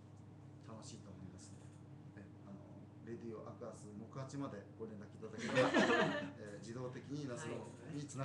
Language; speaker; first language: Japanese; native; Japanese